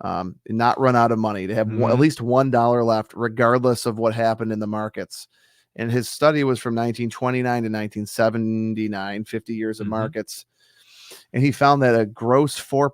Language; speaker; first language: English; native; English